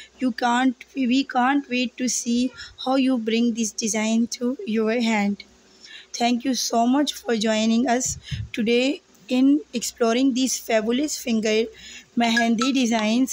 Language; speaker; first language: English; non-native, local second language; Urdu